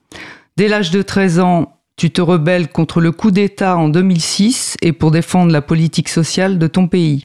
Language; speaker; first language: French; native; French